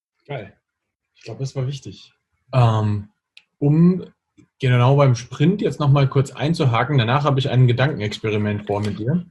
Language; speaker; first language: German; native; German